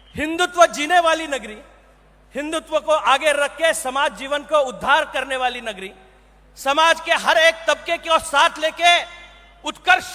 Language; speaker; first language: Hindi; non-native, local second language; Marathi